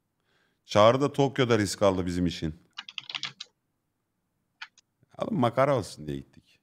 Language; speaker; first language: Turkish; native; Turkish